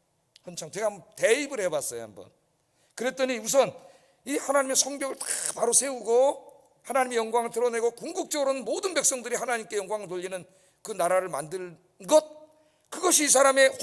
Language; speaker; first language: Korean; native; Korean